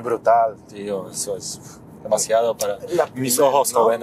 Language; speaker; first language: Spanish; non-native, fluent; Polish